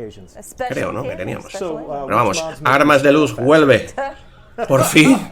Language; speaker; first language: Spanish; native; Spanish